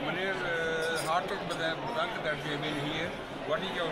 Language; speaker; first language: Dutch; non-native, learner; Punjabi